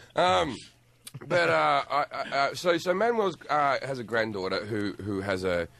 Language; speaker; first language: English; native; English